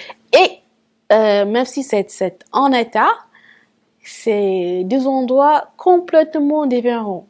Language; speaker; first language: French; non-native, fluent; English